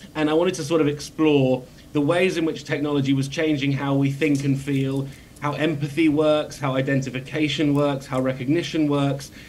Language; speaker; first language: English; native; English